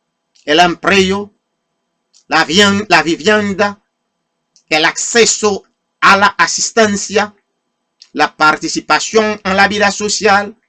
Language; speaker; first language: Spanish; non-native, fluent; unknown